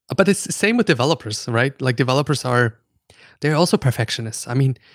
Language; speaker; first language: English; non-native, fluent; German